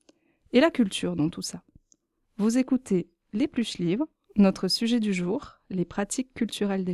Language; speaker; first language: French; native; French